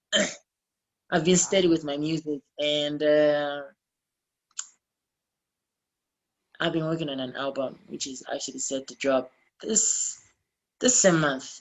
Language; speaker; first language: English; non-native, local second language; Bemba